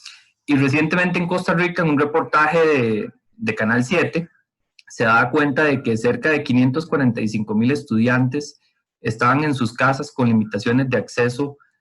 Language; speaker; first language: Spanish; native; Spanish